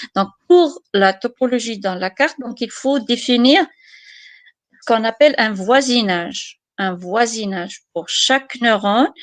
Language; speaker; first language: French; non-native, local second language; Arabic